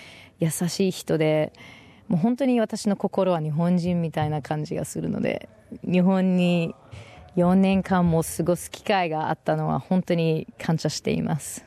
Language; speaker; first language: Japanese; non-native, fluent; English